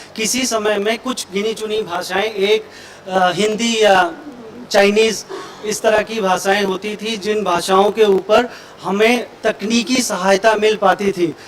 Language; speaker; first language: Hindi; native; Hindi